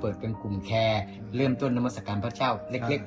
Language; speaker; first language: Thai; native; Thai